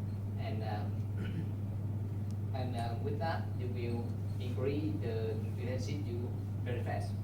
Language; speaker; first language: English; non-native, learner; Vietnamese